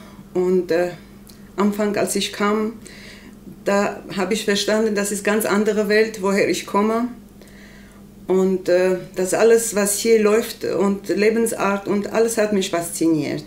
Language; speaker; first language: German; non-native, learner; Armenian